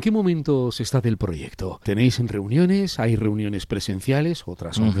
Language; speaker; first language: Spanish; native; Spanish